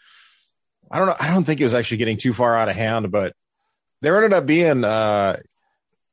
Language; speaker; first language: English; native; English